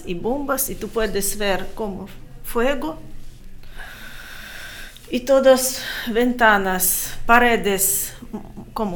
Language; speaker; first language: Spanish; non-native, learner; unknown